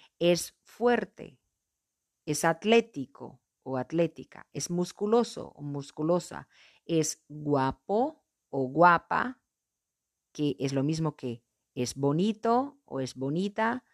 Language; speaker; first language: Spanish; non-native, fluent; Portuguese